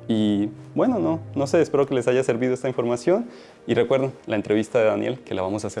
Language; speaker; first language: Spanish; native; Spanish